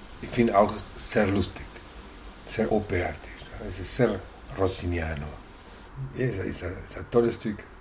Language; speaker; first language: German; non-native, learner; Spanish